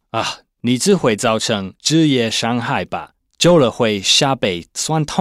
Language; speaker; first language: Chinese; non-native, learner; English